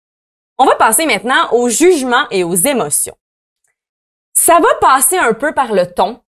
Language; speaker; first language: French; native; French